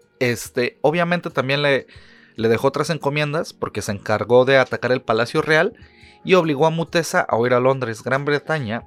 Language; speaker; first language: Spanish; native; Spanish